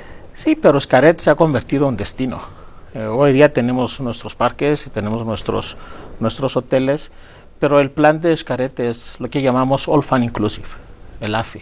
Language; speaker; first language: Spanish; non-native, fluent; Greek